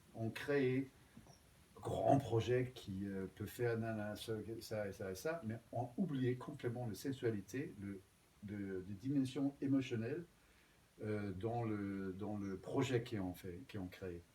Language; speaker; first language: French; non-native, fluent; Danish